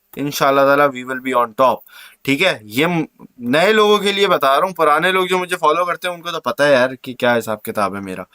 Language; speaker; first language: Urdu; native; Urdu